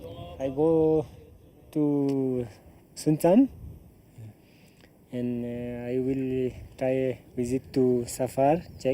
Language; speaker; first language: English; non-native, learner; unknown